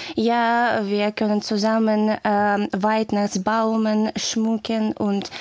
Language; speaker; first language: German; non-native, learner; Ukrainian